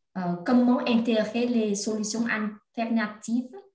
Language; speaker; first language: French; non-native, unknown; Vietnamese